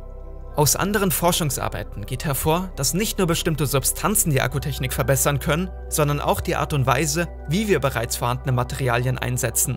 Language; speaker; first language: German; native; German